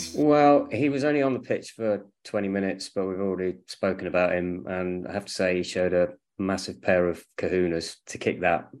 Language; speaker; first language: English; native; English